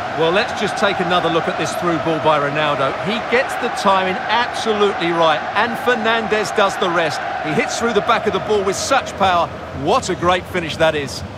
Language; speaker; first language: English; native; English